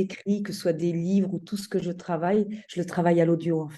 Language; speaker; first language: French; native; French